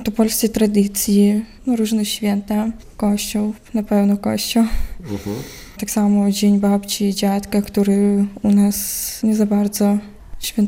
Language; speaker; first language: Polish; non-native, learner; Russian